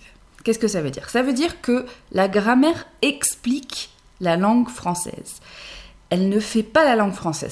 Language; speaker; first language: French; native; French